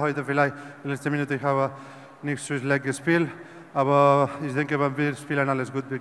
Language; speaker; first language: German; non-native, learner; Spanish